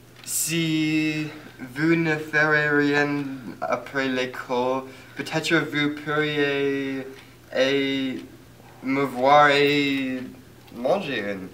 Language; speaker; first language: French; non-native, learner; English